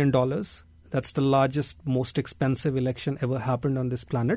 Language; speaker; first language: English; non-native, local second language; Hindi